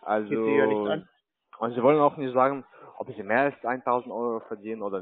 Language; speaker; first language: German; non-native, learner; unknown